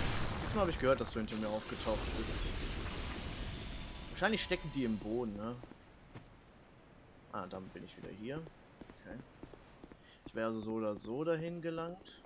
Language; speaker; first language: German; native; German